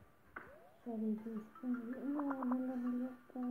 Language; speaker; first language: French; native; French